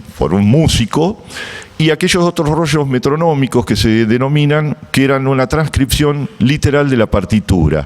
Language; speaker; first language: Spanish; native; Spanish